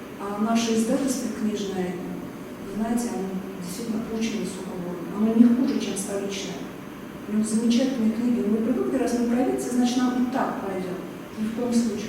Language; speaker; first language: Russian; native; Russian